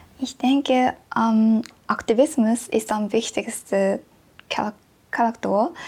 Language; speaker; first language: German; non-native, learner; Japanese